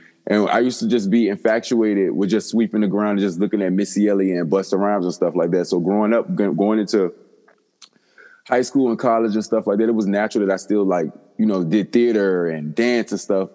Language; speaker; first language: English; native; English